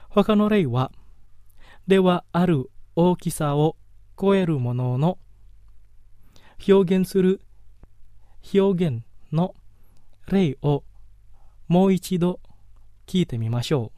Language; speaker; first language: Japanese; non-native, fluent; Indonesian